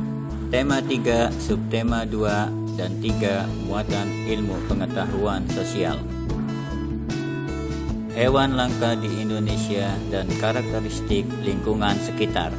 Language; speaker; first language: Indonesian; native; Indonesian